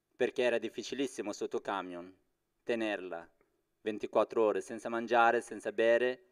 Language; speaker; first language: Italian; non-native, fluent; Persian